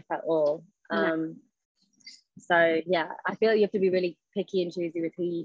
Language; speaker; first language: English; native; English